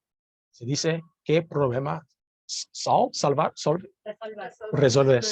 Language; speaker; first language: Spanish; non-native, learner; English